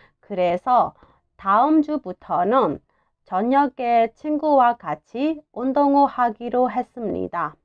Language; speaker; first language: Korean; non-native, fluent; Burmese